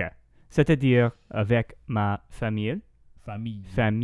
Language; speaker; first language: French; non-native, learner; English